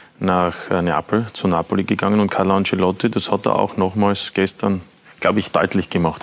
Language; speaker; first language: German; native; German